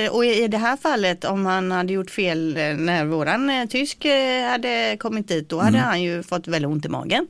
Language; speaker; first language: Swedish; native; Swedish